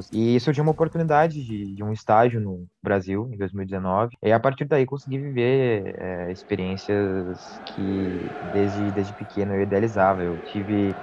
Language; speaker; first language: Portuguese; native; Portuguese